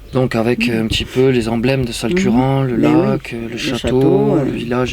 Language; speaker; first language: French; native; French